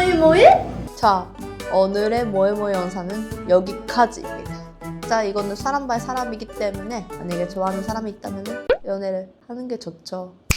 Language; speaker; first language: Korean; non-native, fluent; Japanese